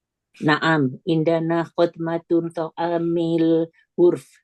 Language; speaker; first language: Arabic; non-native, learner; Indonesian